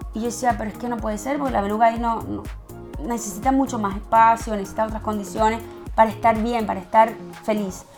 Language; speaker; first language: Spanish; native; Spanish